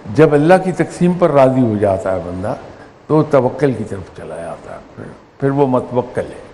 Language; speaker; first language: Urdu; native; Urdu